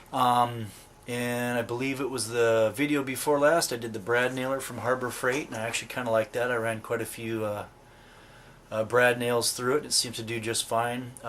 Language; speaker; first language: English; native; English